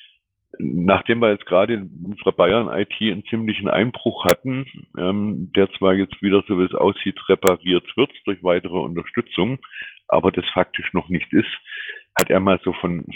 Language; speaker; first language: German; native; German